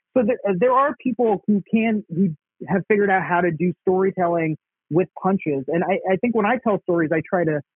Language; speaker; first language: English; native; English